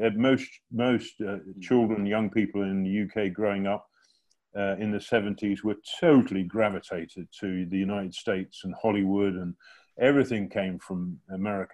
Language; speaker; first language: English; native; English